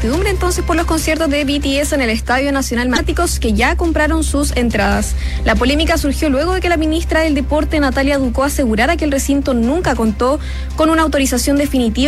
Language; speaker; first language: Spanish; native; Spanish